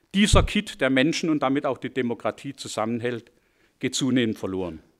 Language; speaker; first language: German; native; German